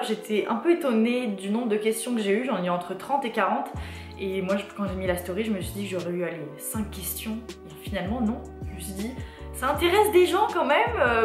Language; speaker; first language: French; native; French